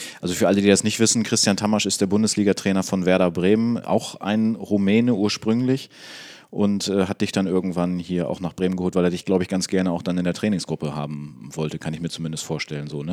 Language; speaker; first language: German; native; German